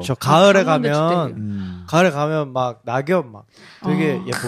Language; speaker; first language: Korean; native; Korean